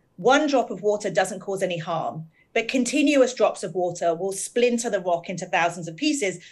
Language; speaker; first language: English; native; English